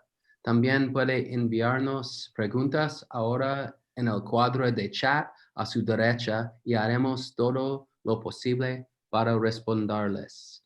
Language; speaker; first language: Spanish; non-native, learner; English